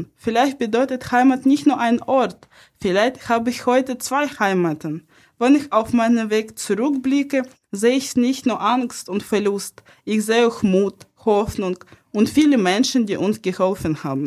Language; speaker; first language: German; non-native, fluent; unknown